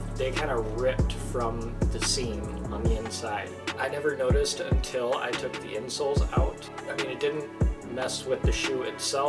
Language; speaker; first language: English; native; English